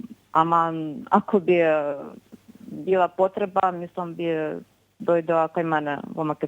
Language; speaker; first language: Macedonian; non-native, fluent; Ukrainian